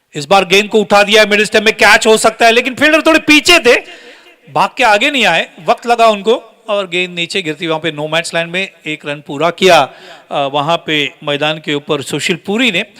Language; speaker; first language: Hindi; non-native, local second language; Marathi